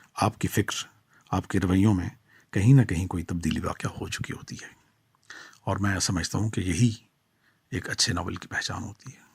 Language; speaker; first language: Urdu; non-native, local second language; Pahari-Potwari